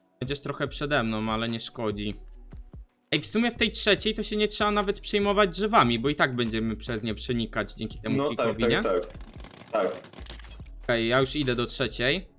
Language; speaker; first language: Polish; native; Polish